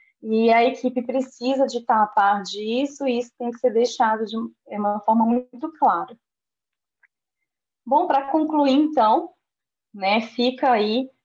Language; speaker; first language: Portuguese; native; Portuguese